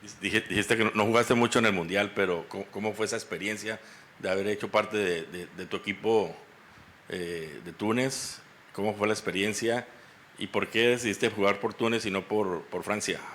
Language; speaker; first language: Spanish; native; Spanish